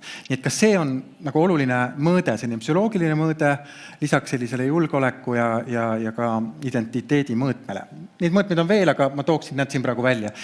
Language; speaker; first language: Estonian; native; Estonian